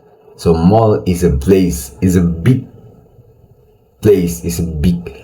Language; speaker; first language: English; non-native, learner; Indonesian